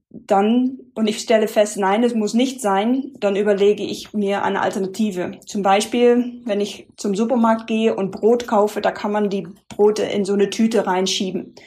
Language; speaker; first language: German; non-native, fluent; Dutch